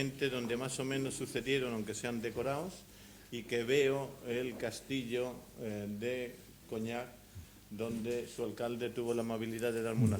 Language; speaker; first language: Spanish; native; Spanish